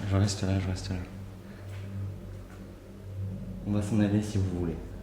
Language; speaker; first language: French; native; French